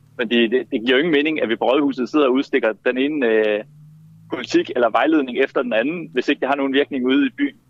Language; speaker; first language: Danish; native; Danish